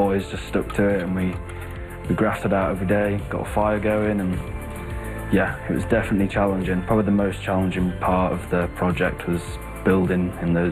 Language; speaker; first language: English; native; English